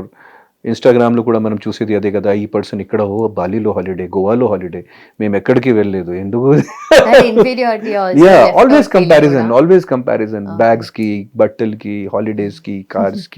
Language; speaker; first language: Telugu; non-native, fluent; Hindi